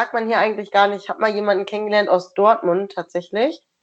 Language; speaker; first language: German; native; German